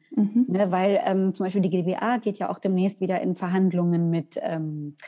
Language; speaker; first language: German; native; German